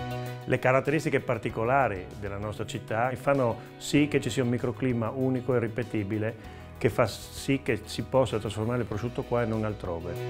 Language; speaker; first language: Italian; native; Italian